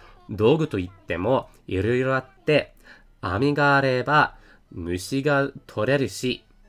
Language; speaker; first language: Japanese; non-native, learner; English